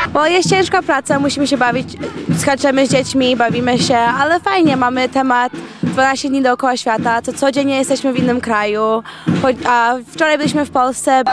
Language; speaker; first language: Polish; early bilingual, heritage; Polish